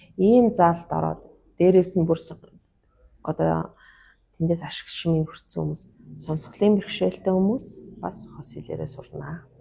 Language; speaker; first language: Mongolian; non-native, local second language; Kazakh